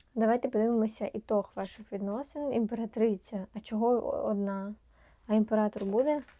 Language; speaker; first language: Ukrainian; non-native, local second language; Russian